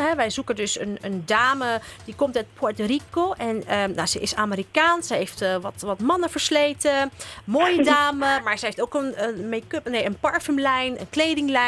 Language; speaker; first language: Dutch; native; Dutch